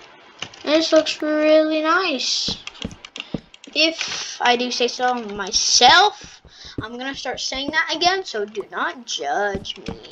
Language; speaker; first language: English; native; English